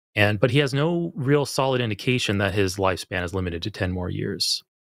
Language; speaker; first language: English; native; English